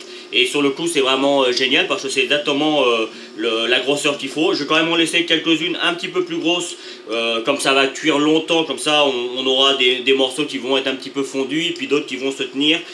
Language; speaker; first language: French; native; French